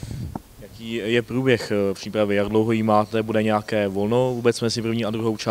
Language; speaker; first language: Czech; native; Czech